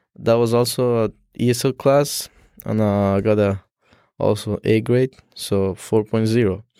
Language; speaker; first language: English; non-native, learner; Persian